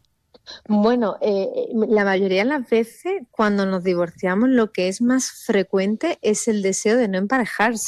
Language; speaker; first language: Spanish; native; Spanish